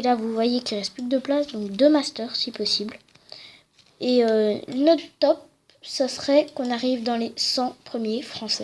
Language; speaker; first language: French; native; French